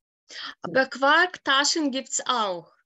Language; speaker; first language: German; non-native, fluent; Ukrainian